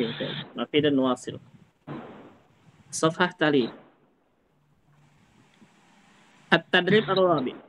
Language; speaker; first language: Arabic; non-native, fluent; Indonesian